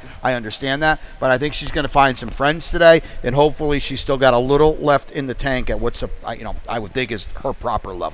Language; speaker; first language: English; native; English